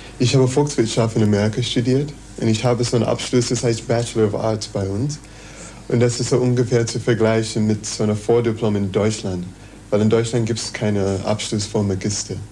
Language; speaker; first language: German; non-native, fluent; English